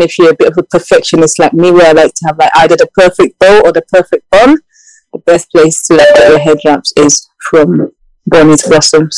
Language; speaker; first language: English; non-native, local second language; Yoruba